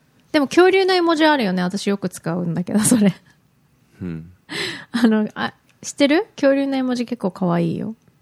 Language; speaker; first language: Japanese; native; Japanese